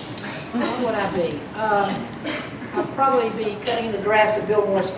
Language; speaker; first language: English; native; English